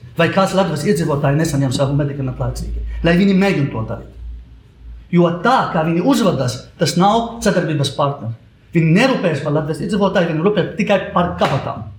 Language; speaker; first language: Latvian; non-native, local second language; Russian